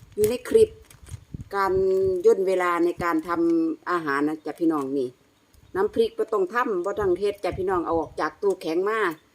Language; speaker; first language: Thai; native; Thai